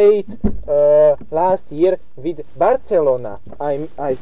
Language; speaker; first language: English; non-native, learner; Slovak